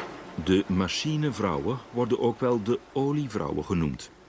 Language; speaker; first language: Dutch; native; Dutch